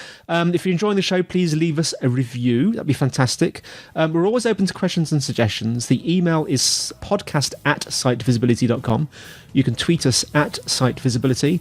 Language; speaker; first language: English; native; English